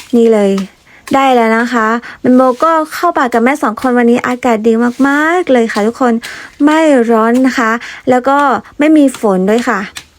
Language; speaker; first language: Thai; non-native, local second language; Karen languages